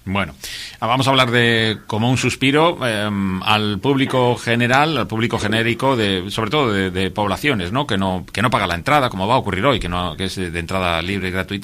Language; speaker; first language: Spanish; native; Spanish